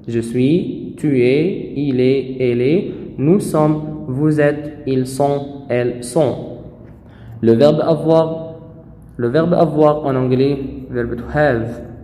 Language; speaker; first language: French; non-native, fluent; Arabic